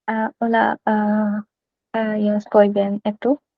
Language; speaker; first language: Spanish; non-native, learner; Hindi